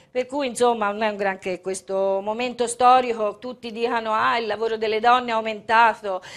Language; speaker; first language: Italian; native; Italian